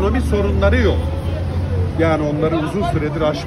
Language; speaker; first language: Turkish; native; Turkish